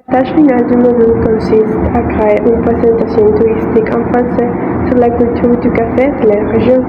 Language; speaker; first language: French; non-native, fluent; Spanish